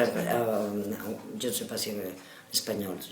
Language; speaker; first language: French; non-native, learner; Catalan